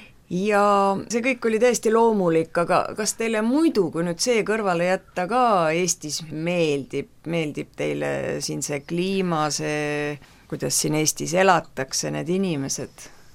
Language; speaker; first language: Estonian; native; Estonian